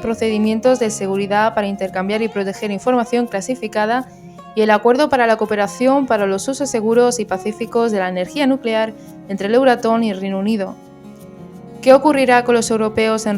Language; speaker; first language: Spanish; native; Spanish